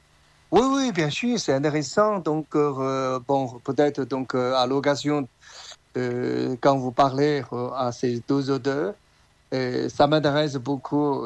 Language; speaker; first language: French; non-native, learner; Chinese